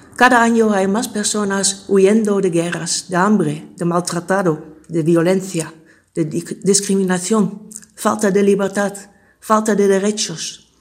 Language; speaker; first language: Spanish; non-native, fluent; Dutch